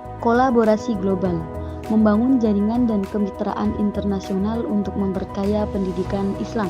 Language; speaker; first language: Indonesian; native; Indonesian